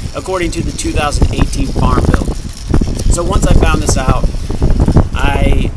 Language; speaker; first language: English; native; English